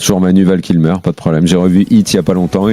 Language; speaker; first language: French; native; French